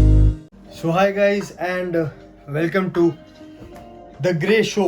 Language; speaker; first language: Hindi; native; Hindi